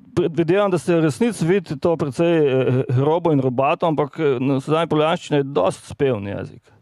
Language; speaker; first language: Slovenian; native; Slovenian